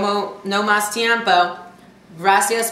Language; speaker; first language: Spanish; non-native, learner; English